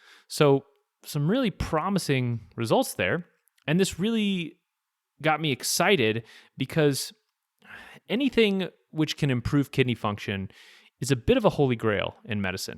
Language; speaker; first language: English; native; English